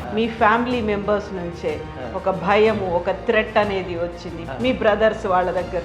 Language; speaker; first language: Telugu; native; Telugu